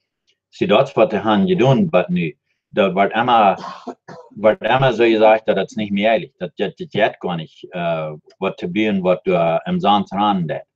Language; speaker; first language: German; non-native, learner; Dutch